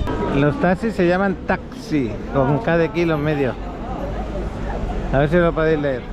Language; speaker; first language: Spanish; native; Spanish